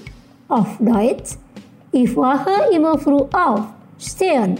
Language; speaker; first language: German; non-native, local second language; Indonesian